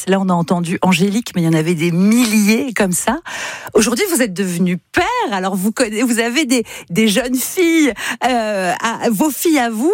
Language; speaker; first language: French; native; French